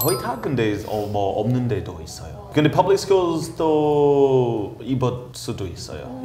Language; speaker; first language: Korean; non-native, learner; English